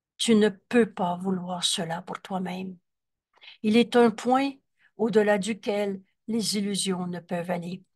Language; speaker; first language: French; native; French